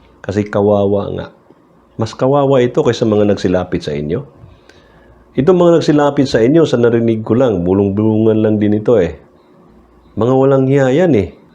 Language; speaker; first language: Filipino; native; Filipino